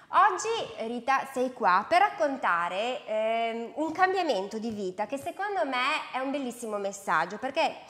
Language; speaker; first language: Italian; native; Italian